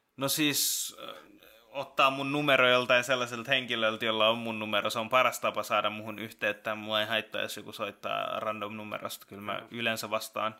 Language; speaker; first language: Finnish; early bilingual, other home language; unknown